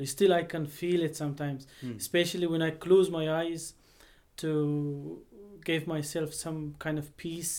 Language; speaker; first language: English; non-native, fluent; Persian